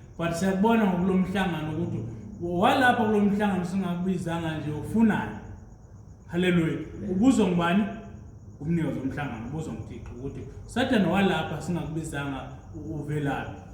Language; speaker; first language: Zulu; non-native, local second language; Xhosa